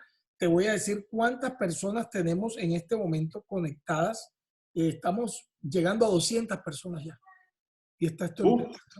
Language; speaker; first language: Spanish; native; Spanish